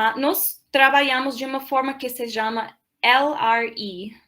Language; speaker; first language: Portuguese; non-native, fluent; English